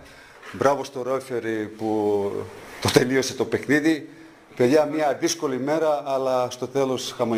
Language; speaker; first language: Greek; non-native, fluent; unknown